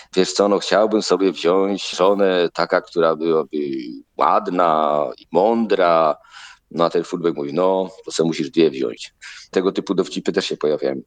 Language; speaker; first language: Polish; native; Polish